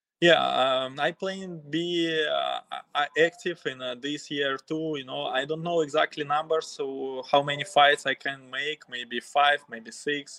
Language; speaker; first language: English; non-native, learner; Russian